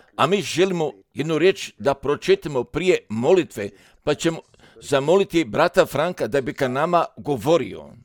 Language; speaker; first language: Croatian; early bilingual, heritage; Serbian